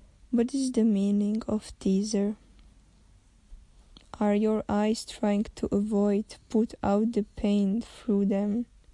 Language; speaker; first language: English; non-native, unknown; Czech